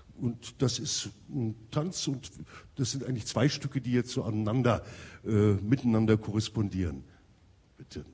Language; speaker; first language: German; native; German